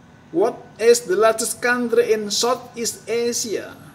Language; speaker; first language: English; non-native, fluent; Indonesian